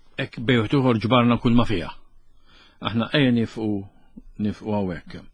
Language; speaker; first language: Maltese; native; Maltese